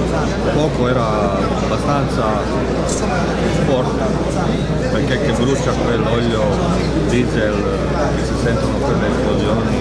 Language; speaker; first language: Italian; non-native, learner; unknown